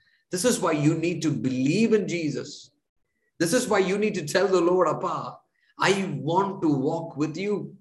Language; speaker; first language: English; non-native, local second language; Malayalam